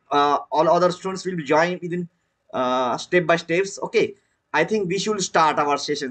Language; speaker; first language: English; non-native, learner; Marathi